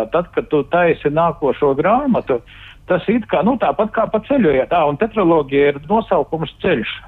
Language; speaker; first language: Latvian; native; Latvian